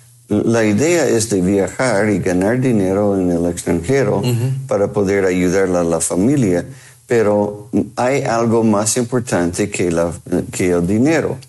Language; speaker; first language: Spanish; non-native, fluent; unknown